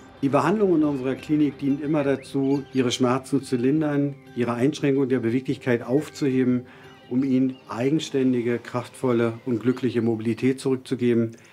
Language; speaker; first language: German; native; German